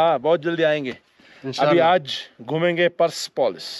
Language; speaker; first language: Hindi; non-native, local second language; Kannada